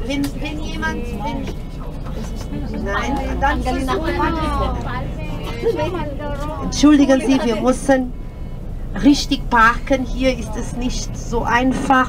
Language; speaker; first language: German; non-native, fluent; Portuguese